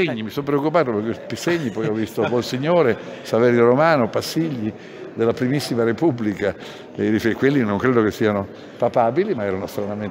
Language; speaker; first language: Italian; native; Italian